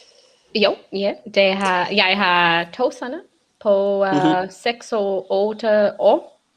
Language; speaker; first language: Danish; non-native, learner; English